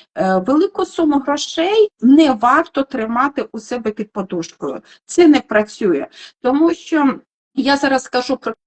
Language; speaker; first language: Ukrainian; non-native, local second language; Russian